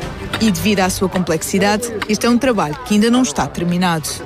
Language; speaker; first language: Portuguese; native; Portuguese